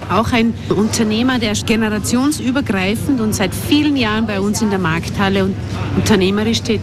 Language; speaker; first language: German; native; German